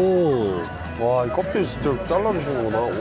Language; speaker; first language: Korean; native; Korean